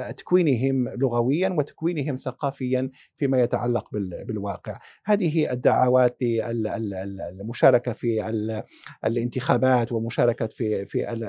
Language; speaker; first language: Arabic; early bilingual, heritage; Arabic